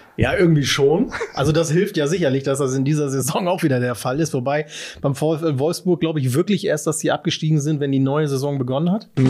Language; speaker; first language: German; native; German